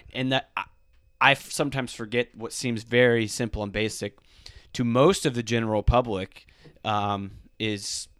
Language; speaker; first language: English; native; English